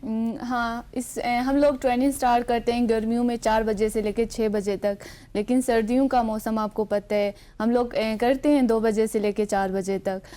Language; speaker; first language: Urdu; non-native, local second language; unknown